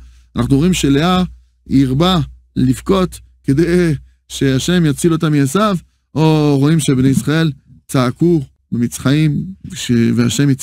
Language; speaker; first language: Hebrew; non-native, fluent; French